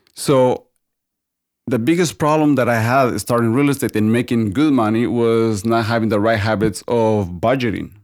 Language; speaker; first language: English; non-native, fluent; Spanish